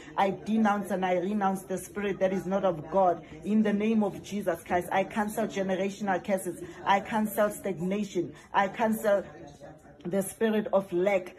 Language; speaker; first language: English; non-native, local second language; Southern Sotho